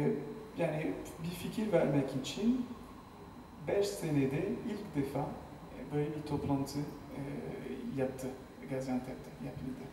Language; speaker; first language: Turkish; non-native, fluent; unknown